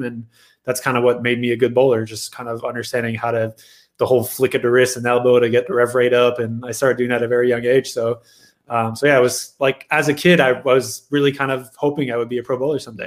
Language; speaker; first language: English; native; English